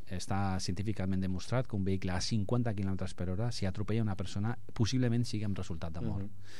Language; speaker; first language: Catalan; non-native, local second language; Spanish